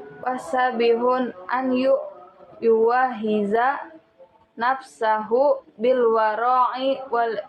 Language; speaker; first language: Arabic; non-native, learner; Indonesian